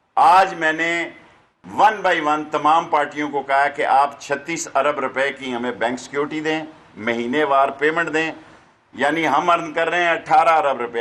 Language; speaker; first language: Urdu; non-native, local second language; Punjabi